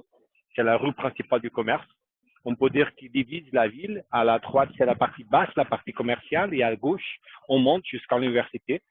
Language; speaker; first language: French; non-native, fluent; Portuguese